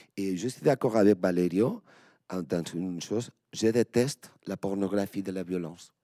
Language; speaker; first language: French; non-native, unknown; Spanish